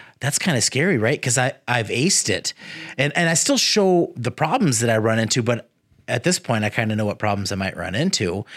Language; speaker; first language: English; native; English